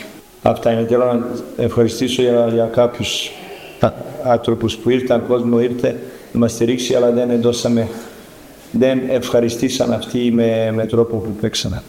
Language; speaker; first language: Greek; non-native, learner; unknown